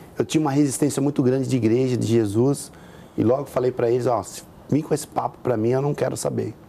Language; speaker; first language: Portuguese; native; Portuguese